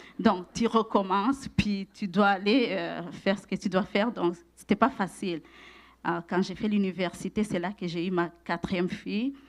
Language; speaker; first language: French; non-native, local second language; Rundi